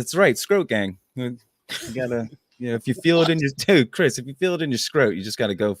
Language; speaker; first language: English; native; English